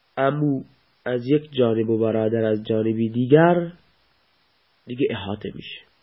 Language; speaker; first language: Persian; non-native, local second language; Baluchi